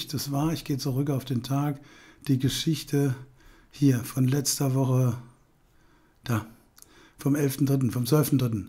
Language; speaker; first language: German; native; German